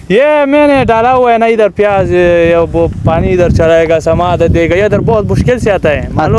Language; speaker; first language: Hindi; non-native, fluent; Pashto